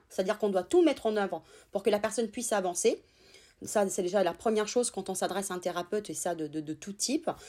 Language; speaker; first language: French; non-native, fluent; Italian